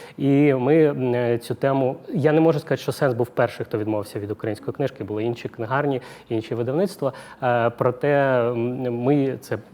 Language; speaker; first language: Ukrainian; non-native, local second language; Russian